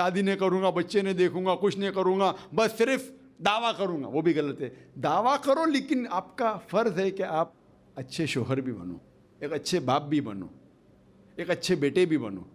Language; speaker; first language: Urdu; non-native, fluent; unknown